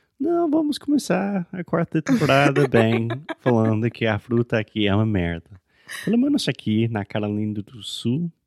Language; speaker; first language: Portuguese; non-native, fluent; English